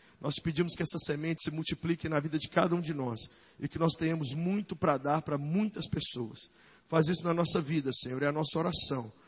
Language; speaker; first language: Portuguese; native; Portuguese